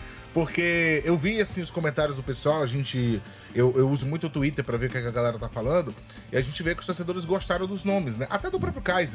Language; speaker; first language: Portuguese; native; Portuguese